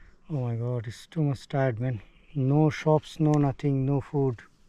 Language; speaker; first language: English; non-native, local second language; Bangla